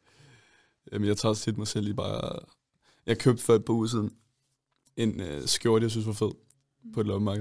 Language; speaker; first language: Danish; native; Danish